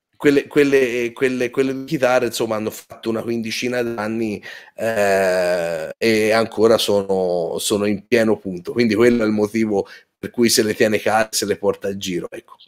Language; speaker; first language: Italian; native; Italian